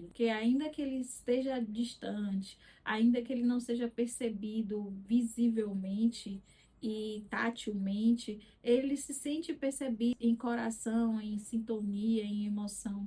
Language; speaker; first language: Portuguese; native; Portuguese